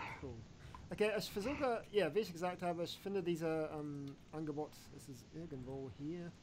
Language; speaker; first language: German; non-native, learner; English